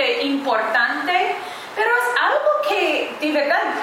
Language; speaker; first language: Spanish; non-native, learner; English